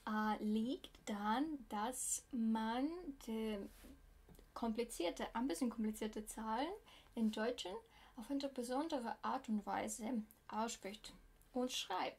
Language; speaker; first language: German; non-native, fluent; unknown